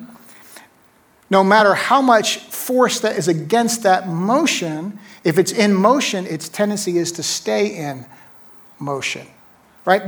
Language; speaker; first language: English; native; English